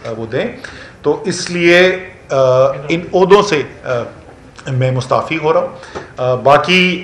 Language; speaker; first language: Urdu; native; Urdu